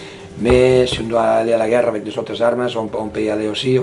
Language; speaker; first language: French; non-native, fluent; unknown